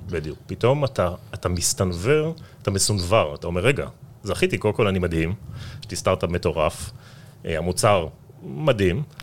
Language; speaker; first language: Hebrew; native; Hebrew